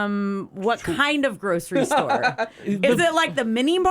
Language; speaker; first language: English; native; English